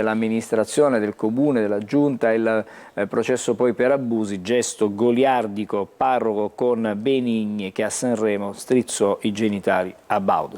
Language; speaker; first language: Italian; native; Italian